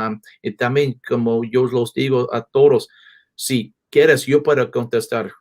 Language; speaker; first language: Spanish; non-native, learner; English